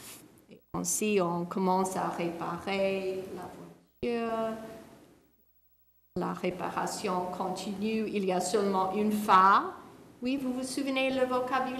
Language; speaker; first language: French; non-native, fluent; English